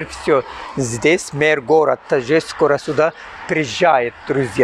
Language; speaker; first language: Russian; non-native, learner; Turkish